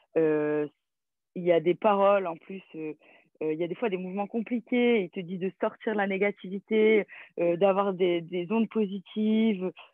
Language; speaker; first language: French; native; French